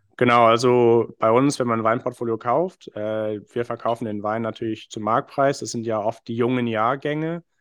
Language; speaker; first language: German; non-native, fluent; English